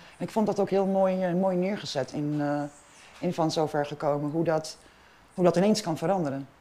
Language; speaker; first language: Dutch; non-native, local second language; Papiamento